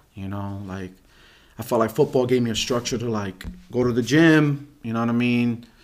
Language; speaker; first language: English; native; English